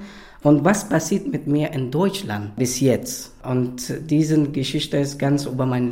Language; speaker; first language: German; non-native, learner; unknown